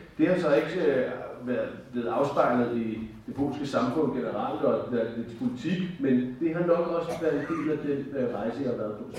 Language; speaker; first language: Danish; native; Danish